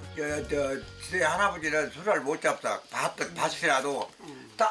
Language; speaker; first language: Korean; native; Korean